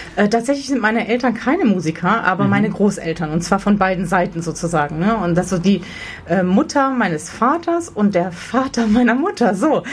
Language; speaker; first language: German; early bilingual, other home language; Slovenian